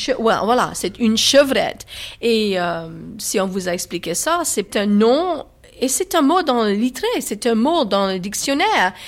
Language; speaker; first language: French; native; French